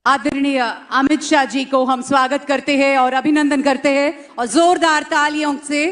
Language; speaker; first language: Hindi; non-native, local second language; Telugu